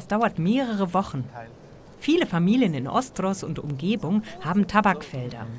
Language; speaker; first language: German; native; German